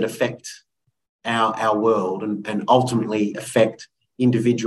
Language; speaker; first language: English; native; English